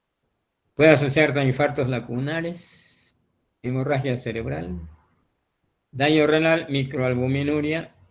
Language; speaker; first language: Spanish; native; Spanish